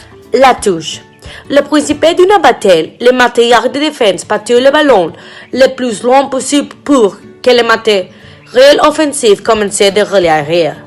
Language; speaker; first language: French; non-native, learner; Spanish